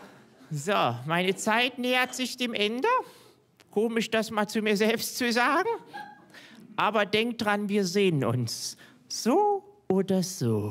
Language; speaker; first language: German; native; German